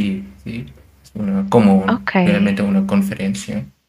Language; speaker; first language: Spanish; non-native, learner; German